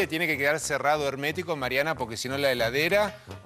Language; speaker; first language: Spanish; native; Spanish